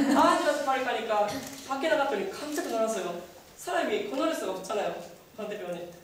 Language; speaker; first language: Korean; non-native, fluent; Japanese